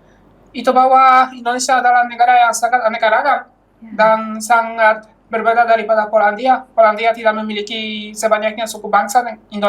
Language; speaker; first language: Indonesian; non-native, fluent; Polish